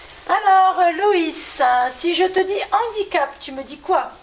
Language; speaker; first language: French; native; French